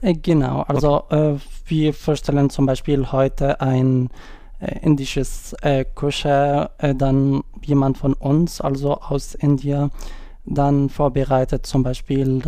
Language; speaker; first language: German; non-native, learner; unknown